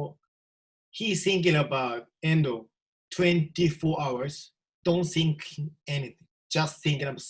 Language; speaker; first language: English; non-native, learner; Japanese